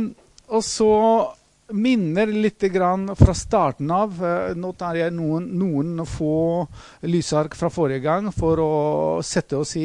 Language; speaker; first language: Norwegian; non-native, fluent; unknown